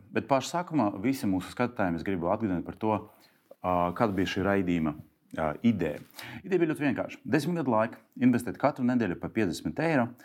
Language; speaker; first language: Latvian; non-native, local second language; Russian